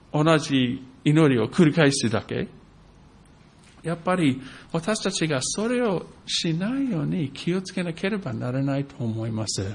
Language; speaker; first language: Japanese; non-native, fluent; English